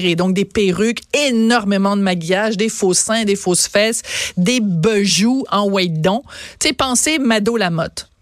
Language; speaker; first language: French; native; French